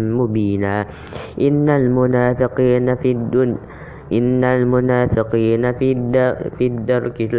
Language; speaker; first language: Arabic; non-native, learner; Indonesian